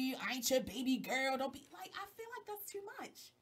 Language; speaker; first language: English; native; English